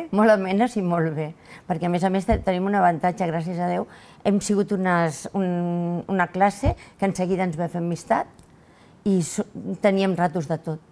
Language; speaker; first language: Catalan; non-native, local second language; Spanish